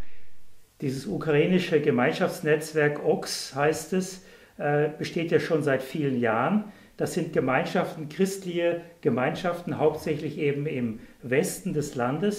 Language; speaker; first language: German; native; German